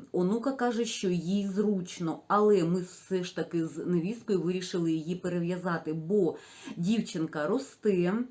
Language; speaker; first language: Ukrainian; non-native, local second language; Russian